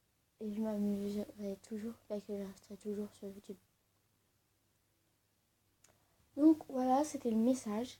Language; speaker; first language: French; early bilingual, other home language; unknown